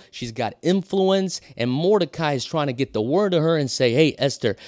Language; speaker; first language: English; non-native, fluent; Portuguese